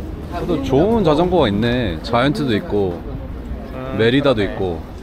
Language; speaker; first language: Korean; early bilingual, heritage; Korean